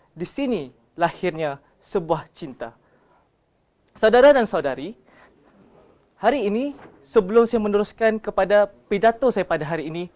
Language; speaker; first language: Malay; native; Malay